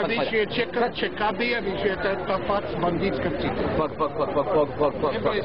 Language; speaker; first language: Latvian; non-native, learner; Russian